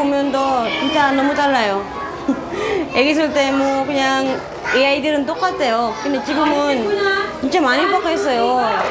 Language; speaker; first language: Korean; non-native, learner; Filipino